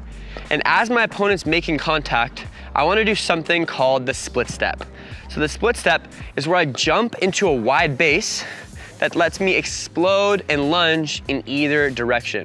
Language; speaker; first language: English; native; English